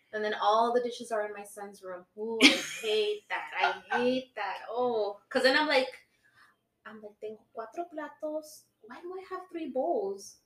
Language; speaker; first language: English; early bilingual, other home language; Spanish